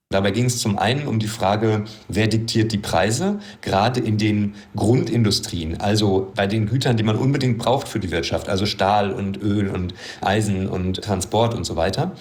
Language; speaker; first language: German; native; German